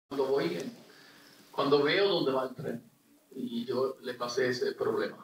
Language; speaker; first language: Spanish; non-native, fluent; Italian